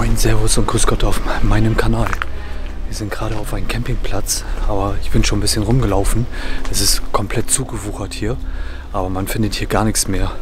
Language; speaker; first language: German; native; German